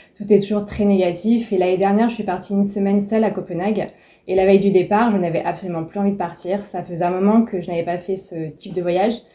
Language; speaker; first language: French; native; French